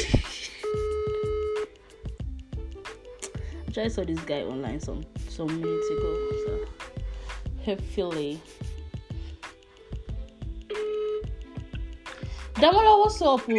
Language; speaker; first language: English; non-native, local second language; Igbo